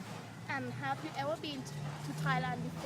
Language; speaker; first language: English; non-native, learner; Thai